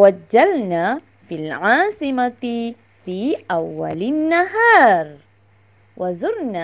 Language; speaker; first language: Arabic; non-native, learner; Malay